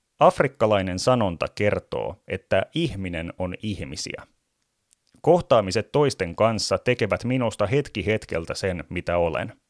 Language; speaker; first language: Finnish; native; Finnish